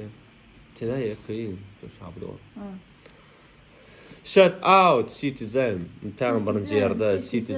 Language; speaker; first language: Chinese; non-native, learner; Turkmen